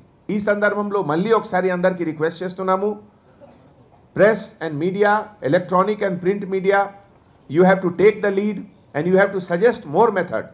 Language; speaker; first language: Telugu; non-native, fluent; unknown